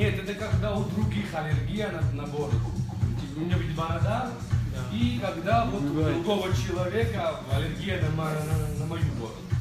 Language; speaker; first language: Russian; non-native, local second language; Georgian